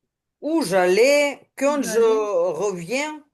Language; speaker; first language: French; non-native, learner; Ukrainian